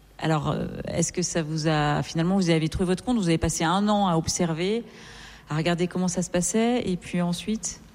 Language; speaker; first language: French; native; French